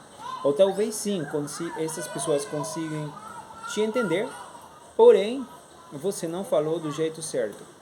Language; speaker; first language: Portuguese; non-native, fluent; Spanish